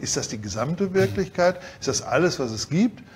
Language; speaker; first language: German; native; German